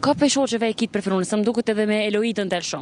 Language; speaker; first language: Albanian; native; Albanian